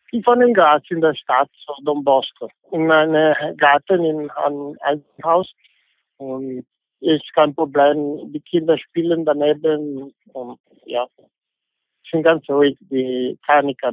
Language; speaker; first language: German; non-native, fluent; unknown